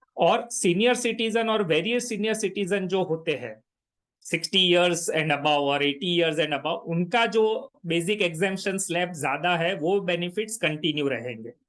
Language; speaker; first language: Hindi; non-native, local second language; Gujarati